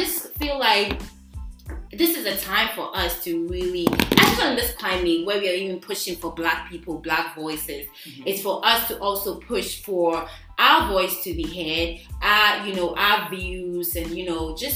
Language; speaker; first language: English; non-native, local second language; Akan